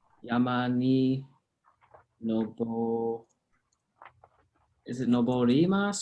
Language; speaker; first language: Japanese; non-native, learner; English